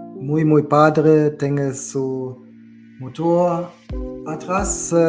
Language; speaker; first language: Spanish; non-native, learner; German